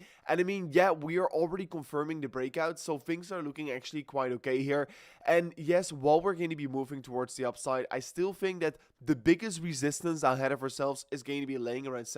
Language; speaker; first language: English; non-native, fluent; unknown